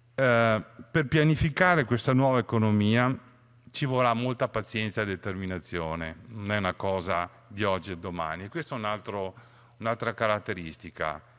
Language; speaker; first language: Italian; native; Italian